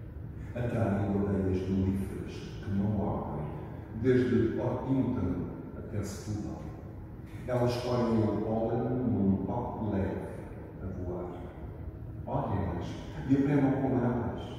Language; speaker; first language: Portuguese; native; Portuguese